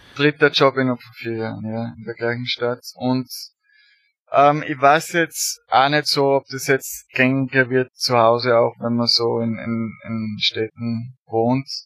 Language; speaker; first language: German; native; German